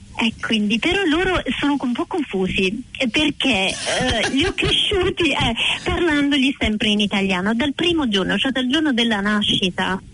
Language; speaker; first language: Italian; non-native, fluent; English